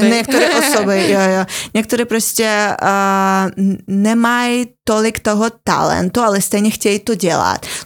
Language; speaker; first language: Czech; non-native, fluent; Russian